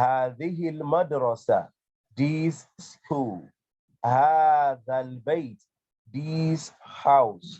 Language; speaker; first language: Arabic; non-native, fluent; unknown